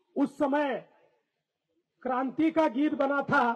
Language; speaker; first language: Hindi; non-native, local second language; Marathi